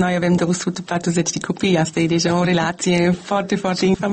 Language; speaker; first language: Romanian; non-native, learner; German